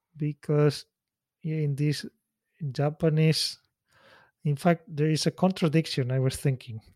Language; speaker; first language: English; non-native, fluent; Spanish